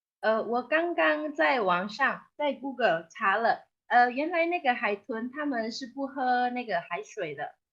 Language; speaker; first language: Chinese; early bilingual, heritage; Chinese